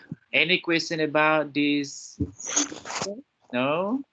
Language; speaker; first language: English; non-native, fluent; Indonesian